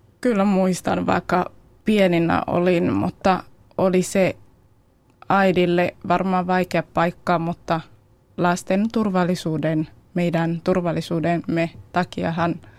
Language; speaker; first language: Finnish; non-native, fluent; Kinyarwanda